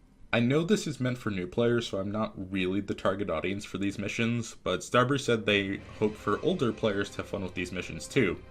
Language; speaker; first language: English; native; English